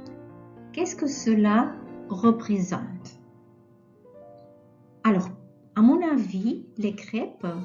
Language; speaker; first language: French; non-native, fluent; Catalan